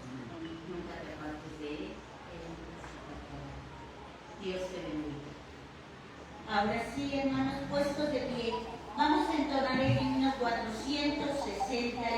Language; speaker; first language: Spanish; native; Spanish